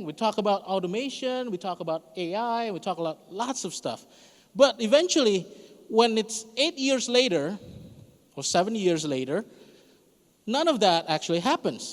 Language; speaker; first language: English; non-native, fluent; Indonesian